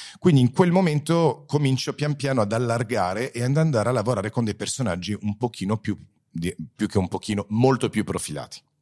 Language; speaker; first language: Italian; early bilingual, heritage; Italian